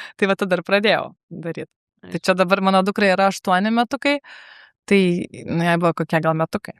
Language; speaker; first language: Lithuanian; native; Lithuanian